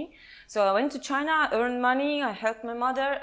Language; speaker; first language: English; non-native, learner; Kazakh